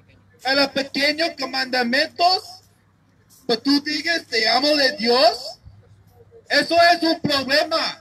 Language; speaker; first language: Spanish; non-native, learner; English